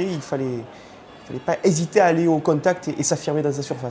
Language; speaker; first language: French; native; French